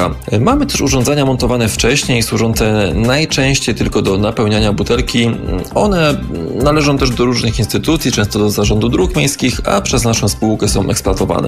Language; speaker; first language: Polish; native; Polish